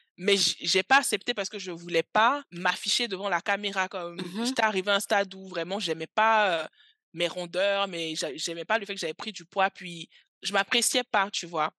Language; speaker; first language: French; early bilingual, other home language; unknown